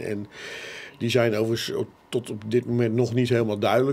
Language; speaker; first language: Dutch; native; Dutch